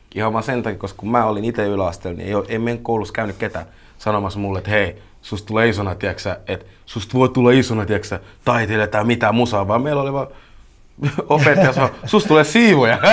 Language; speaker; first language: Finnish; early bilingual, other home language; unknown